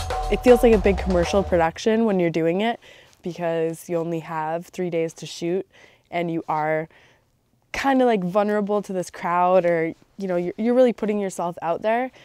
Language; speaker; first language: English; native; English